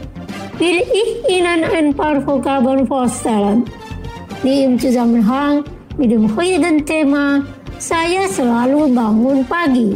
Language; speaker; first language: German; non-native, fluent; Indonesian